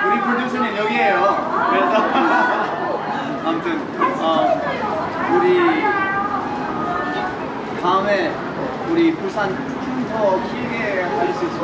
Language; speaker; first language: Korean; early bilingual, heritage; English